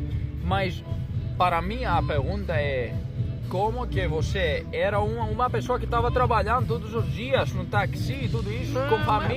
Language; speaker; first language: Portuguese; non-native, fluent; Greek